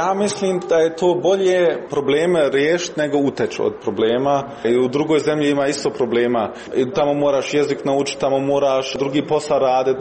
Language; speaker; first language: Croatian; early bilingual, heritage; Croatian